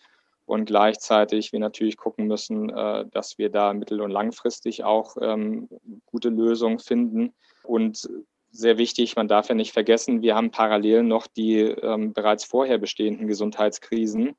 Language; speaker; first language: German; native; German